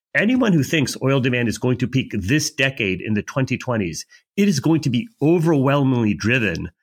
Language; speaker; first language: English; native; English